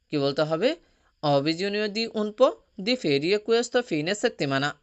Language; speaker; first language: Italian; non-native, fluent; Bangla